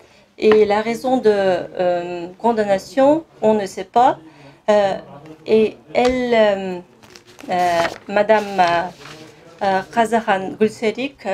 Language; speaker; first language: French; non-native, fluent; Kazakh